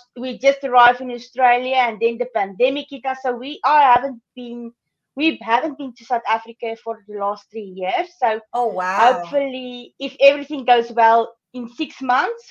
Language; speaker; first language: English; non-native, local second language; Afrikaans